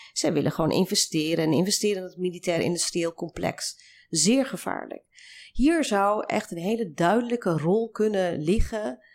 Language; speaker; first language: Dutch; early bilingual, other home language; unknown